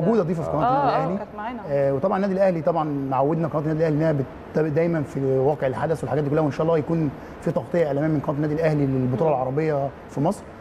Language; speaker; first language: Arabic; native; Arabic